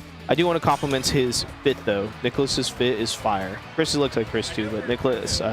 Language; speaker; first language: English; native; English